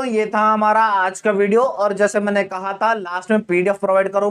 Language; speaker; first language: Hindi; native; Hindi